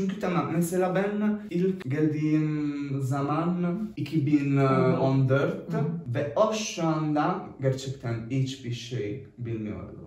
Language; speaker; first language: Turkish; non-native, learner; Italian